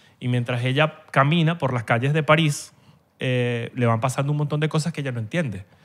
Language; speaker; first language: Spanish; native; Spanish